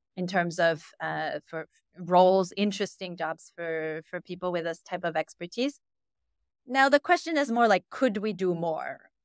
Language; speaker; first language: English; native; English